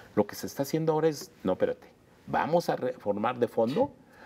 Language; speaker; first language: Spanish; native; Spanish